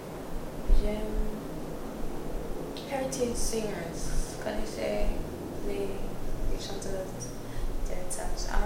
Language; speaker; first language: French; non-native, learner; English